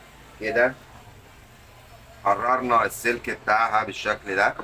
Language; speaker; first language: Arabic; native; Arabic